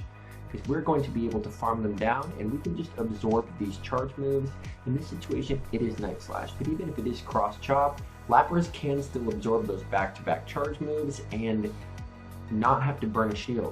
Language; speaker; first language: English; native; English